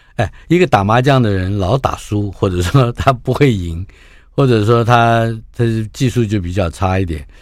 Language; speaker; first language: Chinese; native; Chinese